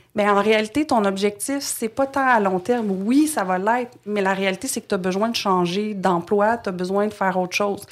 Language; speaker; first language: French; native; French